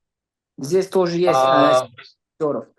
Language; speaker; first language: Russian; non-native, learner; Uzbek